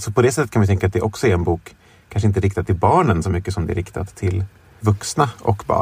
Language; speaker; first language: Swedish; native; Swedish